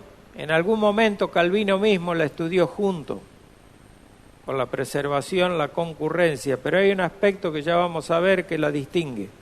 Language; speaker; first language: Spanish; native; Spanish